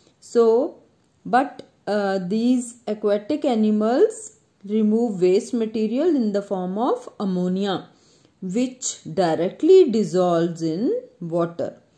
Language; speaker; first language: English; non-native, local second language; Punjabi